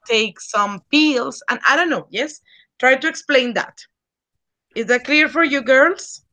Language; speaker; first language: English; non-native, fluent; Spanish